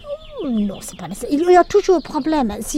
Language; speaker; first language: French; non-native, learner; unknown